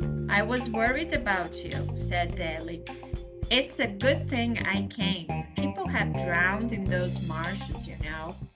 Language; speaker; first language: English; non-native, fluent; Portuguese